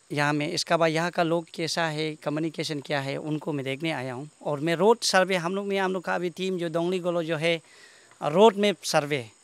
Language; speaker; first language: Hindi; non-native, local second language; Nyishi